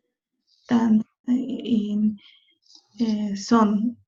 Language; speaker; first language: English; non-native, learner; Spanish